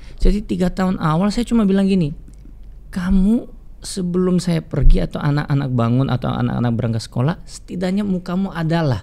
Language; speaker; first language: Indonesian; non-native, fluent; Korean